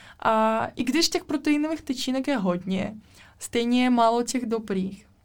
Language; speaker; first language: Czech; non-native, fluent; Russian